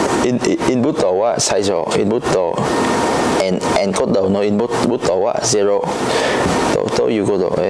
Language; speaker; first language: Japanese; non-native, learner; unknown